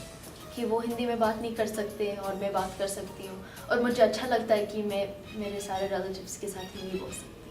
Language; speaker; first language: Hindi; early bilingual, heritage; Hindi